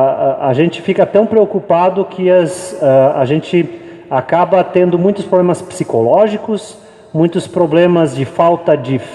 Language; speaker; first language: Portuguese; native; Portuguese